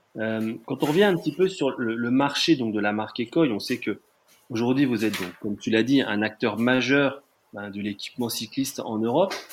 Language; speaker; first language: French; native; French